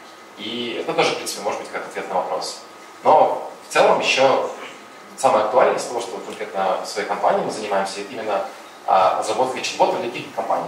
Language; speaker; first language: Russian; native; Russian